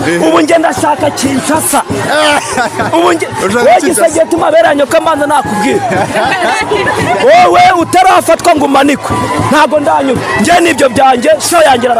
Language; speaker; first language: Kinyarwanda; native; Kinyarwanda